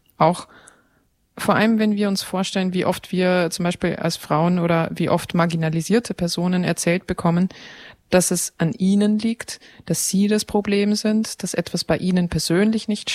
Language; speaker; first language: German; native; German